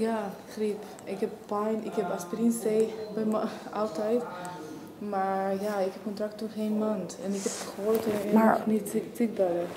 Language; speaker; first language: Dutch; non-native, learner; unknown